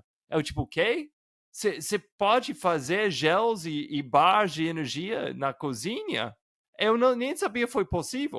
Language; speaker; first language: Portuguese; non-native, fluent; English